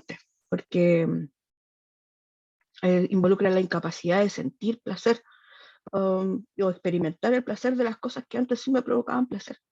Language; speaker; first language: Spanish; native; Spanish